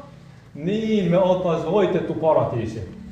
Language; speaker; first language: Finnish; non-native, fluent; Arabic